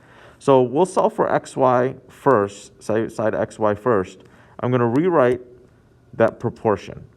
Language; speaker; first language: English; native; English